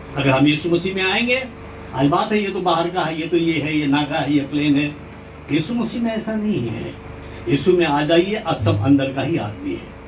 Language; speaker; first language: Hindi; non-native, local second language; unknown